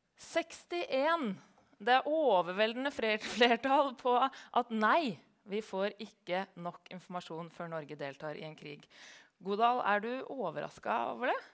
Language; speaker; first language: Norwegian; native; Norwegian